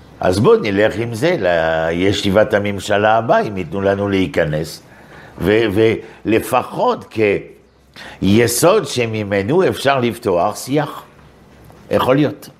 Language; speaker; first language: Hebrew; non-native, fluent; French